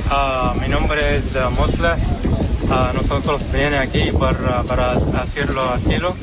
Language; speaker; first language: Spanish; non-native, learner; Arabic